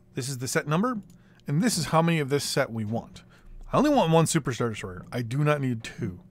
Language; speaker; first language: English; native; English